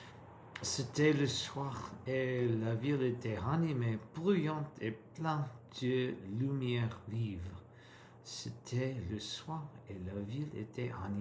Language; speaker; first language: French; non-native, learner; English